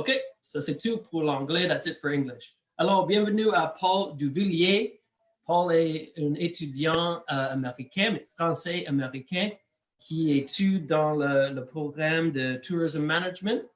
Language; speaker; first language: French; non-native, learner; English